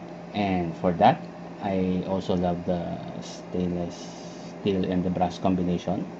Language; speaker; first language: English; non-native, local second language; Filipino